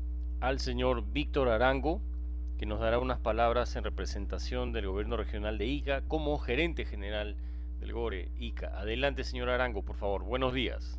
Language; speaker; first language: Spanish; native; Spanish